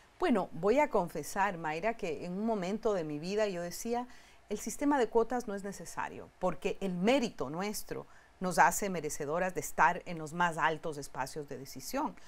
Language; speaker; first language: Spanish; native; Spanish